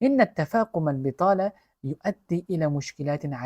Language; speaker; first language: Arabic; non-native, fluent; Uzbek